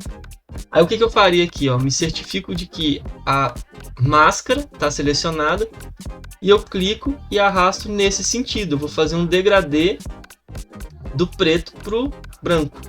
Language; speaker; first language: Portuguese; native; Portuguese